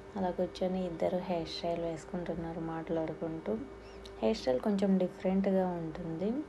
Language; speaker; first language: Telugu; non-native, local second language; Lambadi